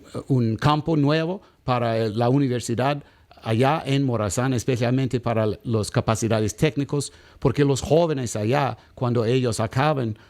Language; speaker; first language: Spanish; non-native, learner; English